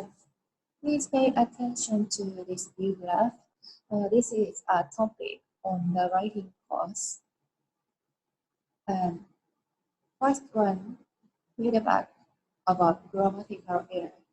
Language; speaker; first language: English; non-native, learner; Japanese